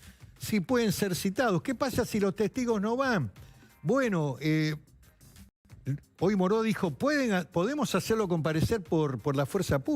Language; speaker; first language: Spanish; native; Spanish